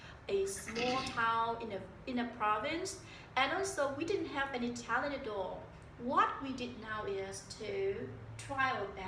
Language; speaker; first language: English; non-native, fluent; Vietnamese